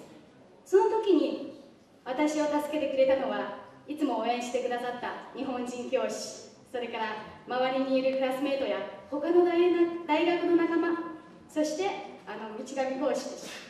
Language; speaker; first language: Japanese; non-native, fluent; Chinese